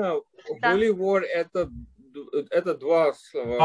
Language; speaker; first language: Russian; non-native, fluent; English